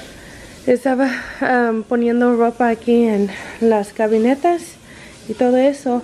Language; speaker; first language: Spanish; early bilingual, heritage; Spanish